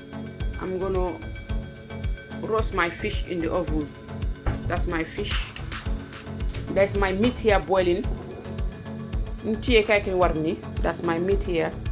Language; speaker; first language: English; non-native, local second language; Mandingo